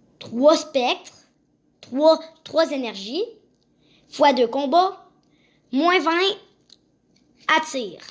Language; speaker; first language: French; native; French